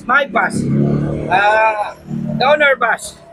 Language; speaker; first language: English; non-native, learner; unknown